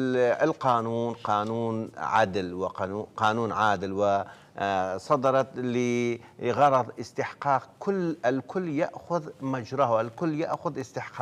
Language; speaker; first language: Arabic; non-native, local second language; Kurdish